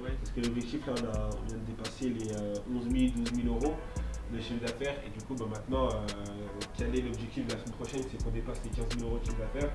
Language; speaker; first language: French; native; French